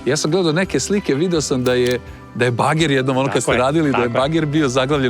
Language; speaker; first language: Croatian; native; Croatian